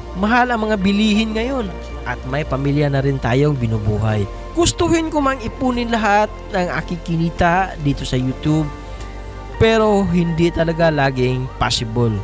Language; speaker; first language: Filipino; non-native, local second language; Cebuano